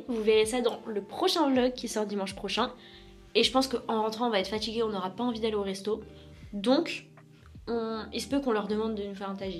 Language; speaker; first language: French; native; French